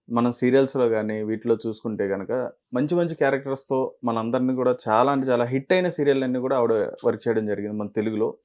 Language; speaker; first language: Telugu; native; Telugu